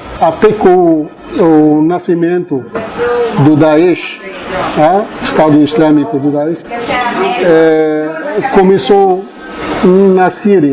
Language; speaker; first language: Portuguese; non-native, fluent; Arabic